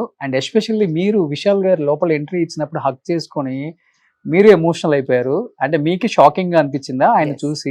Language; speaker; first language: Telugu; native; Telugu